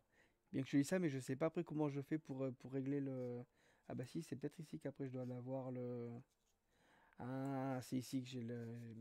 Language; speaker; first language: French; native; French